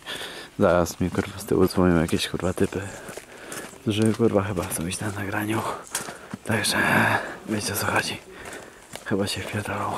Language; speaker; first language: Polish; native; Polish